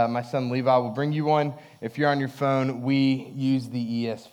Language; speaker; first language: English; native; English